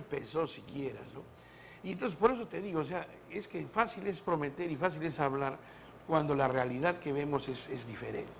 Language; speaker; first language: Spanish; native; Spanish